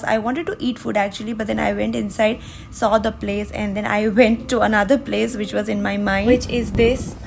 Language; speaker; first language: English; non-native, local second language; Hindi